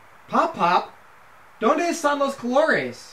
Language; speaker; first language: Spanish; non-native, learner; English